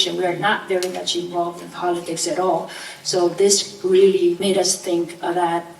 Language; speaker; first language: English; non-native, fluent; Chinese